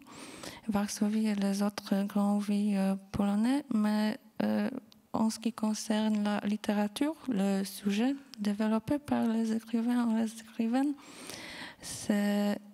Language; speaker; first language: French; non-native, fluent; Polish